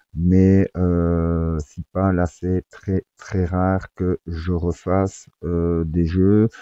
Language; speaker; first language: French; native; French